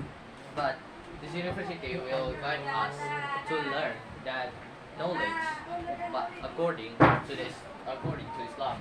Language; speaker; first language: English; non-native, learner; Indonesian